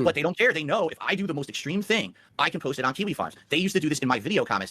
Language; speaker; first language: English; native; English